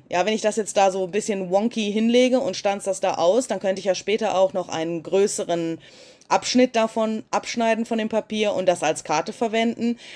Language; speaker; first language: German; native; German